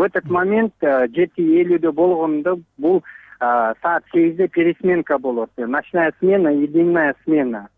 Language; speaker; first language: Russian; non-native, local second language; Kyrgyz